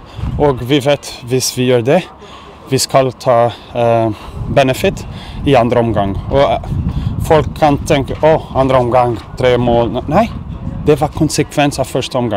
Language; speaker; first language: Norwegian; non-native, fluent; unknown